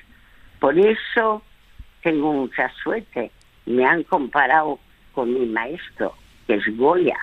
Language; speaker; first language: Spanish; early bilingual, other home language; French